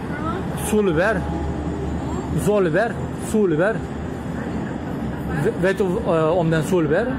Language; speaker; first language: Swedish; non-native, learner; Turkish